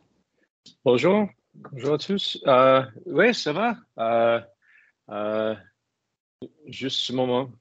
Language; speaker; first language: French; non-native, learner; English